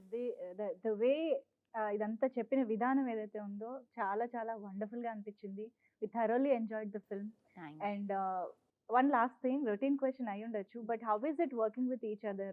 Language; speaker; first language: Telugu; native; Telugu